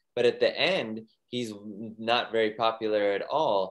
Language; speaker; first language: English; native; English